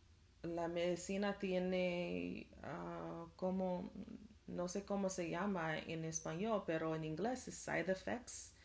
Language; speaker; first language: Spanish; non-native, learner; English